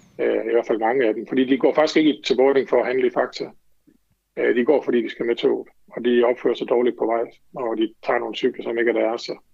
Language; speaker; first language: Danish; native; Danish